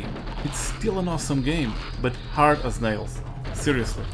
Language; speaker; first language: English; non-native, fluent; Portuguese